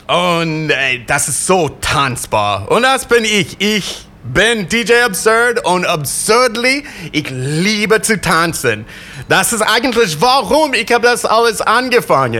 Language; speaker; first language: German; non-native, fluent; English